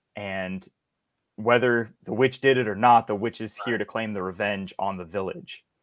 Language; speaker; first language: English; native; English